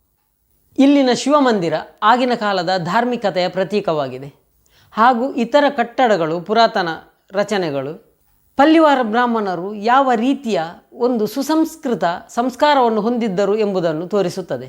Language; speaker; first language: Kannada; native; Kannada